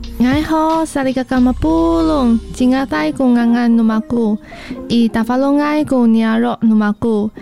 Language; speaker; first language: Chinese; non-native, local second language; Amis